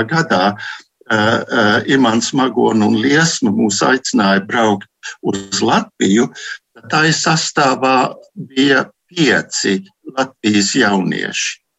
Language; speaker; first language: Latvian; early bilingual, heritage; Latvian